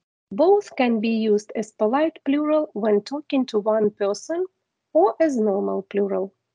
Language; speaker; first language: English; non-native, fluent; Ukrainian